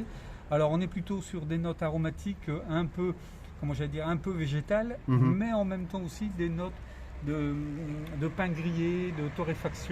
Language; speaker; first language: French; native; French